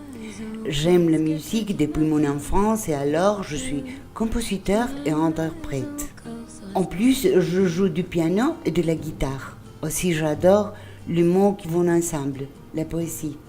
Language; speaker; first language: French; non-native, learner; Spanish